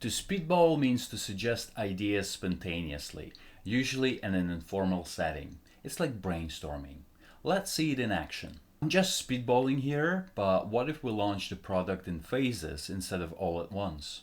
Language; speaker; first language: English; non-native, fluent; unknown